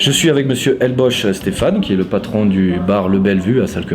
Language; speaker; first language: French; native; French